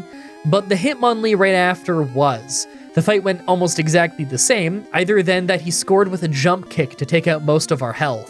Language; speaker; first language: English; native; English